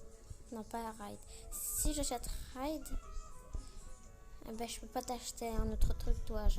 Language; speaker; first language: French; native; French